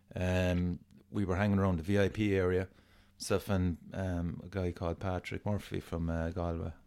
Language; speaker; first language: English; native; English